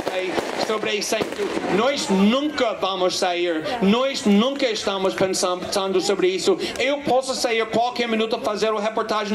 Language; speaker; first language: Portuguese; non-native, fluent; English